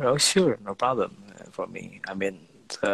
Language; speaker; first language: English; non-native, fluent; Indonesian